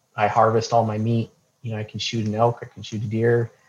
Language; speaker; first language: English; native; English